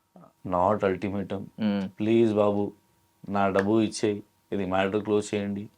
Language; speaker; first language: Telugu; non-native, local second language; Hindi